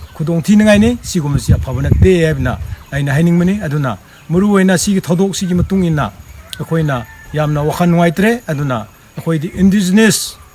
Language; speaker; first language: Manipuri; non-native, local second language; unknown